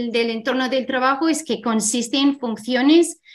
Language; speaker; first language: Spanish; non-native, fluent; English